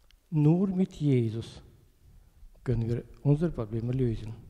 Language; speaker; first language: German; non-native, learner; Russian